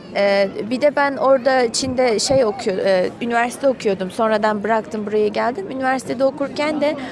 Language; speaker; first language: Turkish; non-native, fluent; Uyghur